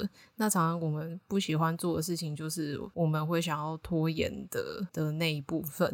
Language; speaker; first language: Chinese; native; Chinese